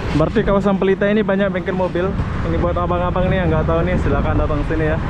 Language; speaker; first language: Indonesian; native; Indonesian